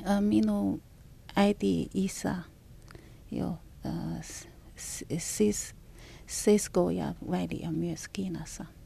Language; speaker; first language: Finnish; non-native, learner; Chinese